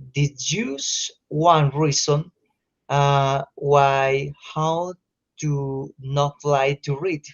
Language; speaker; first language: English; non-native, learner; Spanish